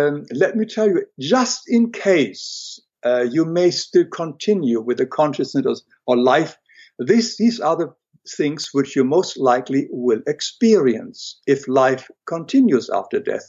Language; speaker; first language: English; non-native, fluent; German